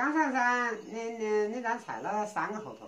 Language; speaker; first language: Chinese; native; Chinese